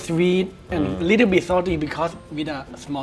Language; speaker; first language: English; non-native, learner; Thai